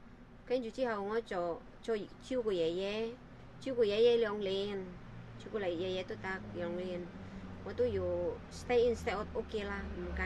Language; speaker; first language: Cantonese; non-native, fluent; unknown